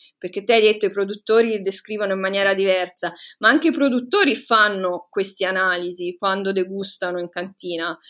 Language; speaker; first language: Italian; native; Italian